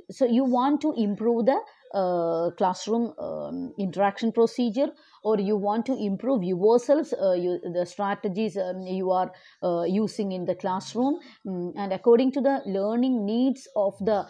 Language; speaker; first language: English; non-native, local second language; Malayalam